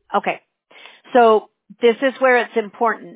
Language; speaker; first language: English; early bilingual, other home language; Spanish